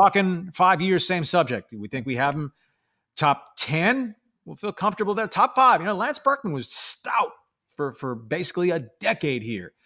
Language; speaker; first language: English; native; English